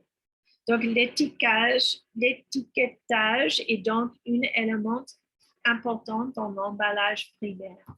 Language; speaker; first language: French; non-native, fluent; English